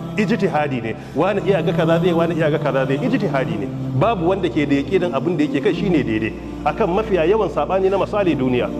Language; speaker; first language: Hausa; native; Hausa